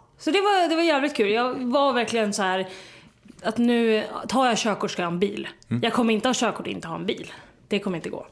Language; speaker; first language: Swedish; native; Swedish